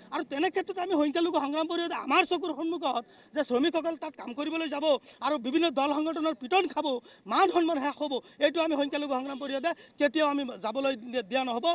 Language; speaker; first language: Assamese; non-native, local second language; Bangla